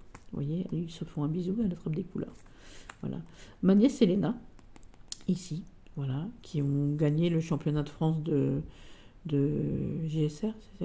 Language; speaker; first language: French; native; French